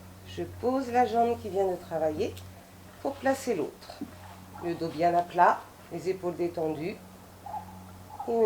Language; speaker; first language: French; native; French